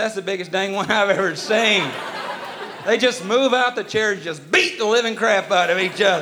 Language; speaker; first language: English; native; English